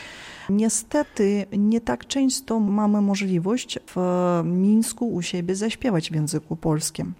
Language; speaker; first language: Polish; early bilingual, heritage; Polish